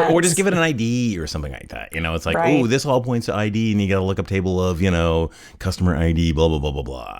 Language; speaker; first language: English; native; English